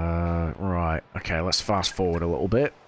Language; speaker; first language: English; native; English